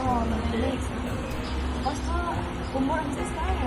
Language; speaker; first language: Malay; non-native, local second language; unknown